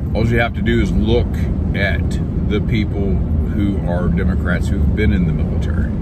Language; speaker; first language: English; native; English